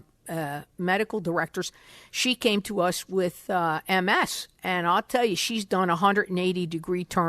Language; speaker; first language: English; native; English